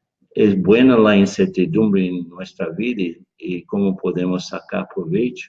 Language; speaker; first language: Spanish; non-native, fluent; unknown